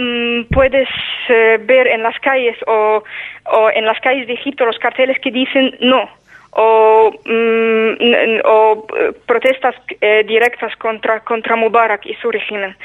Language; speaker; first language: Spanish; non-native, fluent; Arabic